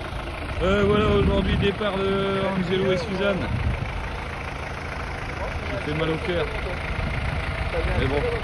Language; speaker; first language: French; native; French